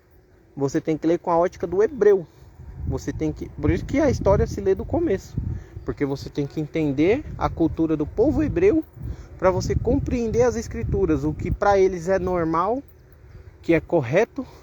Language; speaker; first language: Portuguese; native; Portuguese